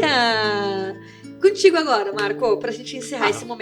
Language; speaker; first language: Portuguese; native; Portuguese